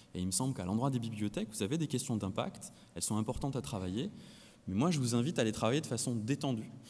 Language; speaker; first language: French; native; French